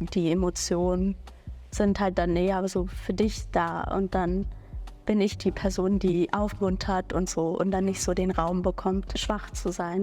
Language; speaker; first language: German; early bilingual, other home language; Bangla